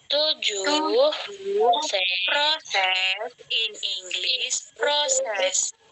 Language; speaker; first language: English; non-native, learner; Indonesian